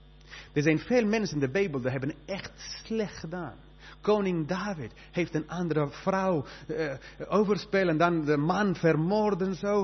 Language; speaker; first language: Dutch; non-native, fluent; Spanish